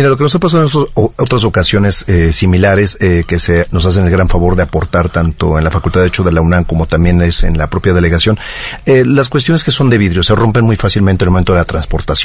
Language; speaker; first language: Spanish; native; Spanish